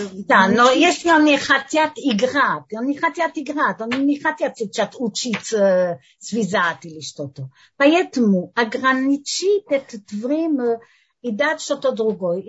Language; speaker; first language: Russian; non-native, fluent; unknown